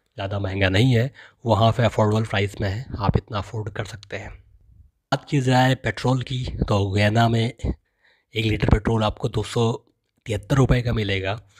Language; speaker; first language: Hindi; native; Hindi